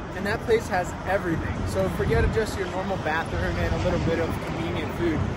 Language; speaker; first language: English; native; English